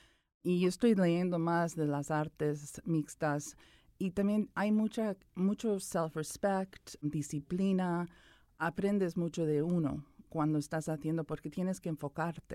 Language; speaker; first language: Spanish; early bilingual, heritage; Spanish